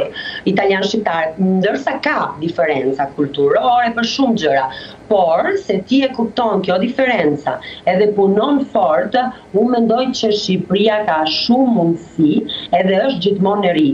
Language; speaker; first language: Albanian; non-native, learner; Italian